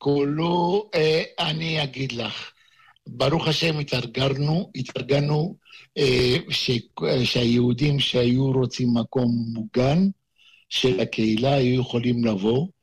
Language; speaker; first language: Hebrew; non-native, fluent; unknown